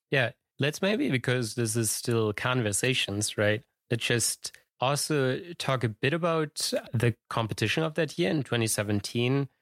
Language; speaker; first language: English; non-native, fluent; German